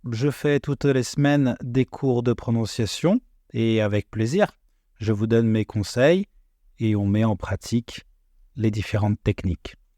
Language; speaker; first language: French; native; French